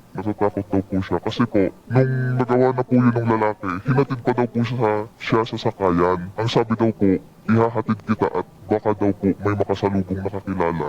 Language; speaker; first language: Filipino; native; Filipino